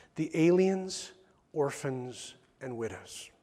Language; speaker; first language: English; native; English